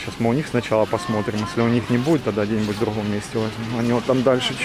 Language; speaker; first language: Russian; native; Russian